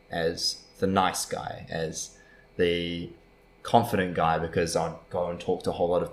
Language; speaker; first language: English; native; English